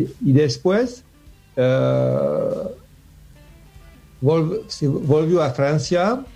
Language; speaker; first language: Spanish; non-native, learner; French